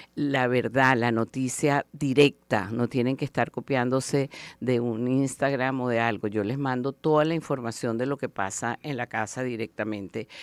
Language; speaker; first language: Spanish; native; Spanish